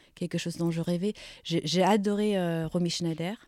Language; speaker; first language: French; non-native, fluent; German